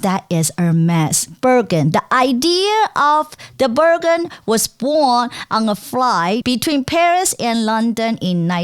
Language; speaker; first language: English; non-native, fluent; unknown